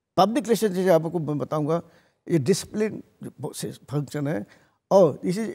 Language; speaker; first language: Hindi; native; Hindi